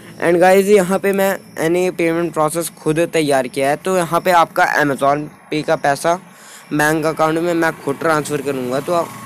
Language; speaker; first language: Hindi; native; Hindi